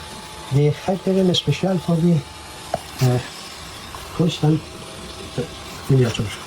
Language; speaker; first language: Dutch; non-native, learner; Persian